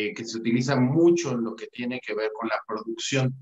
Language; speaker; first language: Spanish; native; Spanish